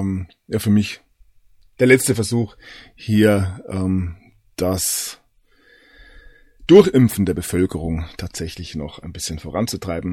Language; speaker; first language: German; native; German